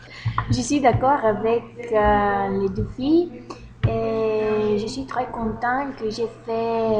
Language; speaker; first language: French; non-native, learner; Bulgarian